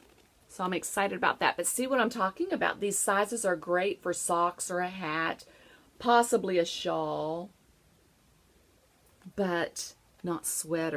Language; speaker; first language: English; native; English